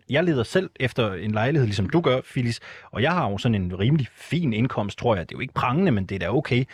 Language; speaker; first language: Danish; native; Danish